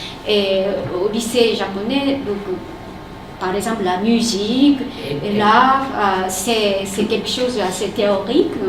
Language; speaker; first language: French; non-native, fluent; Japanese